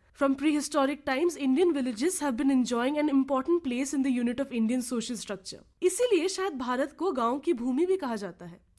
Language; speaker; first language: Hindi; early bilingual, other home language; Bangla